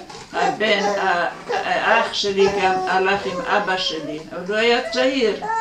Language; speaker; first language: Hebrew; non-native, fluent; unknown